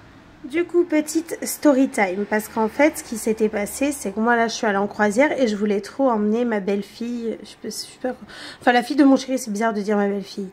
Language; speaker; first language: French; native; French